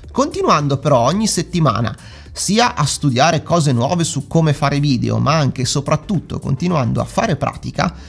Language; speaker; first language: Italian; native; Italian